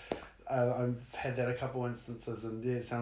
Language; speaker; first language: English; native; English